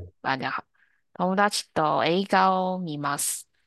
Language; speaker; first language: Japanese; non-native, learner; Chinese